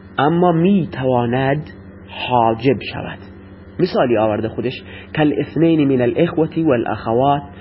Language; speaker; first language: Persian; non-native, local second language; Baluchi